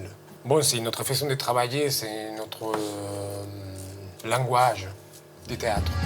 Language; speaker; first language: French; non-native, fluent; Spanish